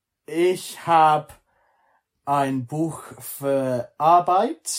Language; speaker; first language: German; non-native, learner; English